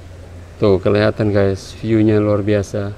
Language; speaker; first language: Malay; non-native, local second language; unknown